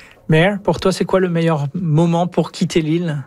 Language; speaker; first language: French; native; French